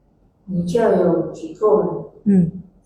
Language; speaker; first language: Chinese; non-native, learner; Indonesian